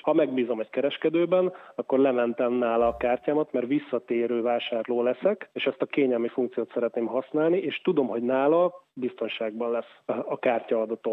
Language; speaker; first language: Hungarian; native; Hungarian